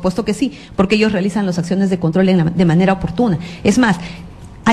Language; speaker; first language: Spanish; native; Spanish